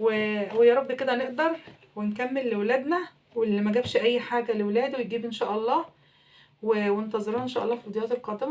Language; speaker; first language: Arabic; native; Arabic